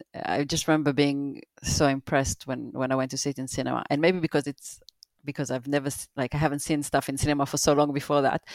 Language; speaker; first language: English; non-native, fluent; Hebrew